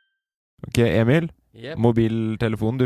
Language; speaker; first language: Norwegian; native; Norwegian